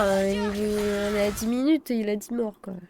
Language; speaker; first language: French; native; French